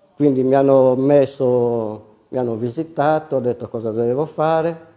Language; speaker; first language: Italian; native; Italian